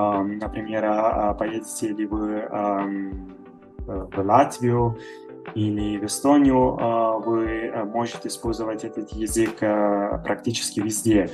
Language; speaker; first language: Russian; non-native, fluent; Italian